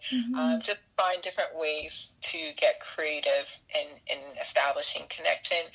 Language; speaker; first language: English; native; English